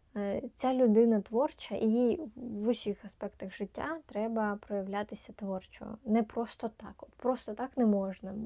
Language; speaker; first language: Ukrainian; non-native, local second language; Russian